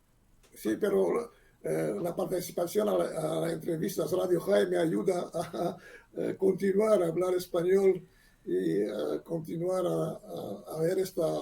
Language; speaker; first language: Spanish; non-native, learner; Hebrew